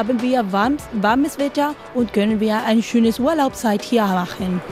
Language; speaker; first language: German; non-native, learner; Spanish